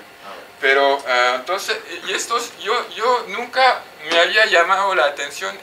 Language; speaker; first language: Spanish; non-native, fluent; French